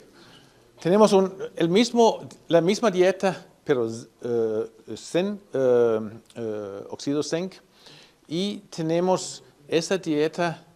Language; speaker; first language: Spanish; non-native, fluent; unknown